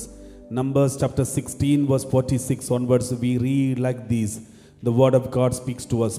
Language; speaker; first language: English; non-native, local second language; Malayalam